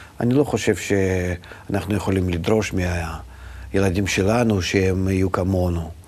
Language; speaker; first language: Hebrew; non-native, fluent; Russian